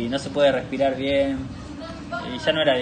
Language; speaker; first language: Spanish; native; Spanish